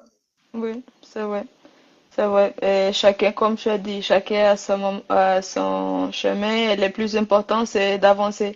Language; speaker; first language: French; non-native, learner; Rundi